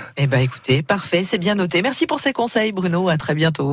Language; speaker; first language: French; native; French